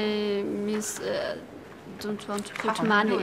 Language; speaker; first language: English; non-native, learner; Chinese